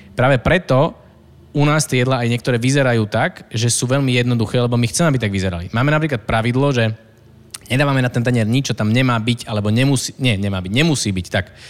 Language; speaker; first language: Slovak; native; Slovak